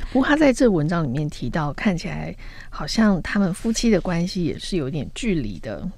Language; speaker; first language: Chinese; native; Chinese